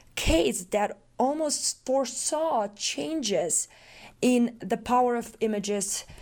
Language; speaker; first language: English; non-native, fluent; Macedonian